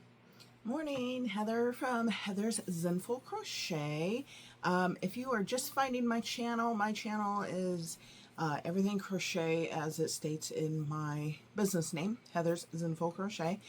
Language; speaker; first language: English; native; English